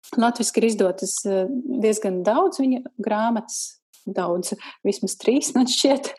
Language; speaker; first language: Latvian; native; Latvian